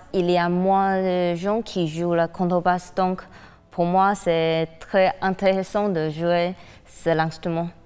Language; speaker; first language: French; non-native, learner; Chinese